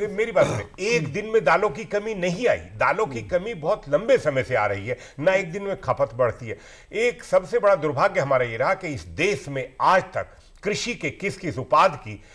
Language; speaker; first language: Hindi; native; Hindi